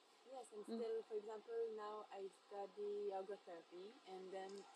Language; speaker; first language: English; non-native, fluent; Hebrew